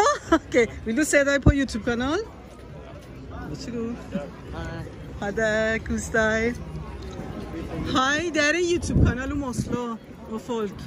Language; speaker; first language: Norwegian; non-native, learner; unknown